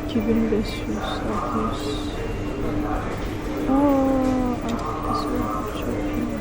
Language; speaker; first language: Turkish; non-native, learner; Indonesian